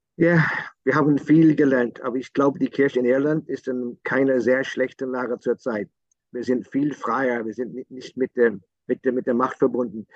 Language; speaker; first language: German; non-native, fluent; English